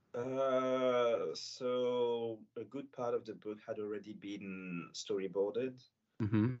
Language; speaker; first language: English; non-native, fluent; French